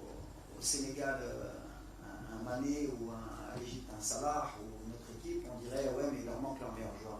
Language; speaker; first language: French; native; French